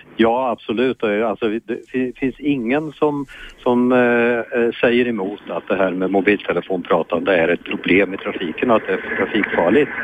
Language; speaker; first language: Swedish; native; Swedish